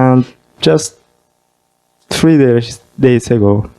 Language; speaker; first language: English; non-native, fluent; Mongolian